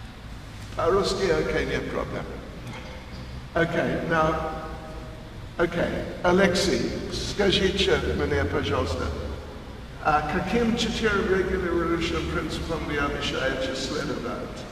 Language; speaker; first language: Russian; non-native, learner; English